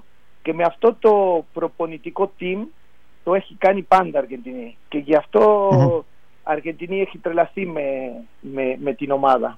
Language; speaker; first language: Greek; non-native, fluent; Spanish